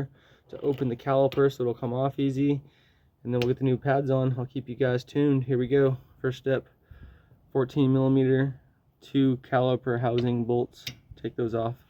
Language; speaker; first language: English; native; English